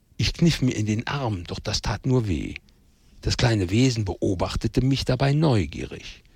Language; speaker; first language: German; native; German